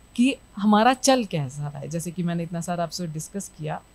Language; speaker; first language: Hindi; native; Hindi